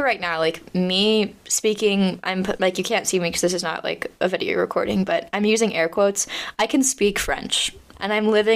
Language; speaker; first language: English; native; English